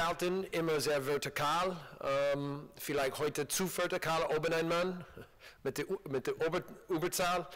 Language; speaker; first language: German; non-native, learner; English